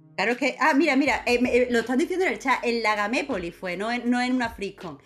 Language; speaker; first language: Spanish; native; Spanish